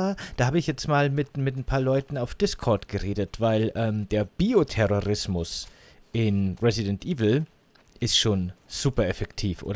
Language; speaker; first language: German; native; German